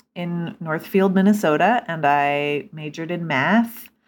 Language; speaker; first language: English; native; English